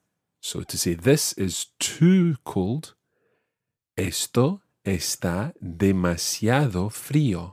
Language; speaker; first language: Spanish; non-native, fluent; English